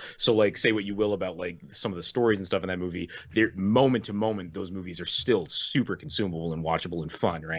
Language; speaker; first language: English; native; English